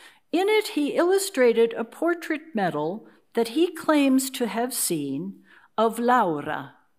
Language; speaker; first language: English; native; English